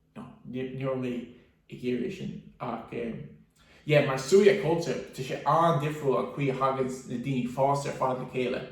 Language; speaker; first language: Irish; native; Irish